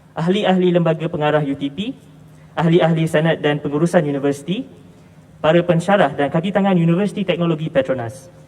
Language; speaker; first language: Malay; native; Malay